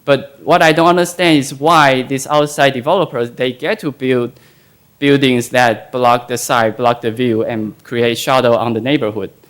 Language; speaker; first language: English; non-native, fluent; Chinese